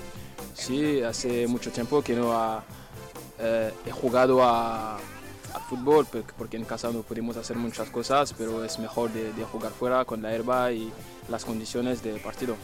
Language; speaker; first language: Spanish; non-native, fluent; French